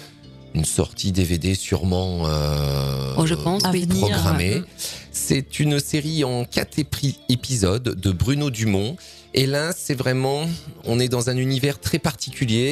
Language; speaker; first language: French; native; French